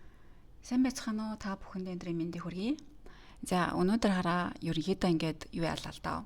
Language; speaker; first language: Mongolian; native; Mongolian